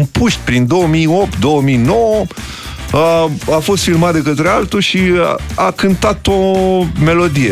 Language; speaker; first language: Romanian; native; Romanian